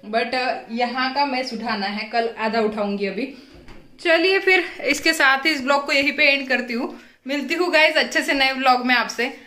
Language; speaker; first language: Hindi; native; Hindi